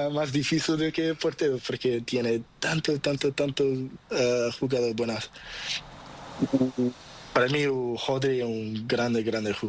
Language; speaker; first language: Spanish; non-native, learner; Portuguese